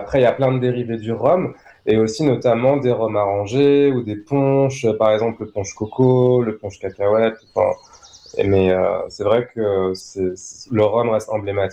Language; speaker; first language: French; native; French